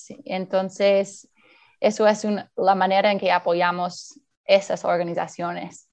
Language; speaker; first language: Spanish; early bilingual, heritage; Spanish